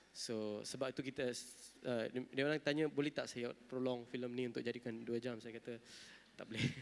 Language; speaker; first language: Malay; non-native, local second language; Tamil